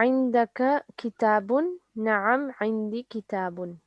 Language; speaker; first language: Arabic; non-native, learner; Urdu